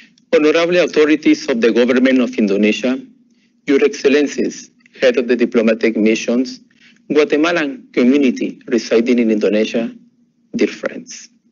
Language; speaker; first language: English; non-native, fluent; Spanish